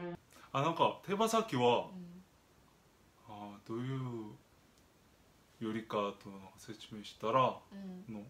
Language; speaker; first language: Japanese; non-native, fluent; Korean